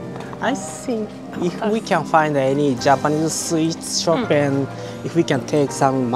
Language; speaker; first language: English; non-native, learner; Japanese